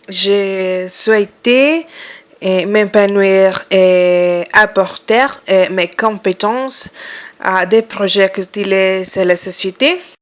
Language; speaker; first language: French; non-native, fluent; Spanish